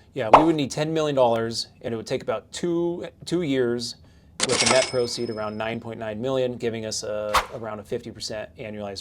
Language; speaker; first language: English; native; English